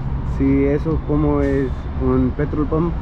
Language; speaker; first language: Spanish; non-native, learner; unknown